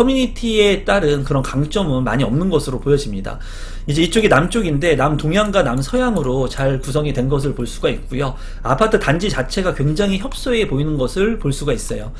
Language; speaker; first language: Korean; native; Korean